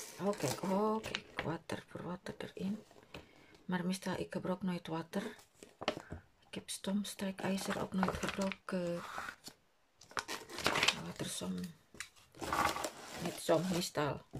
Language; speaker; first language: Dutch; non-native, learner; Indonesian